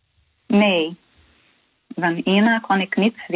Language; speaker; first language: Dutch; non-native, learner; Portuguese